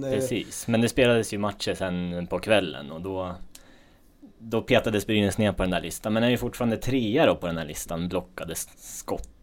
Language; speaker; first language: Swedish; native; Swedish